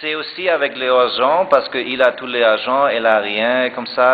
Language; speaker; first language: French; non-native, learner; German